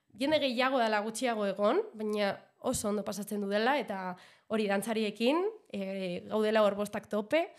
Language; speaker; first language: Basque; non-native, local second language; Spanish